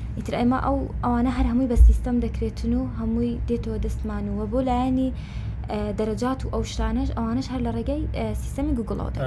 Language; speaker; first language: Central Kurdish; non-native, local second language; Kurdish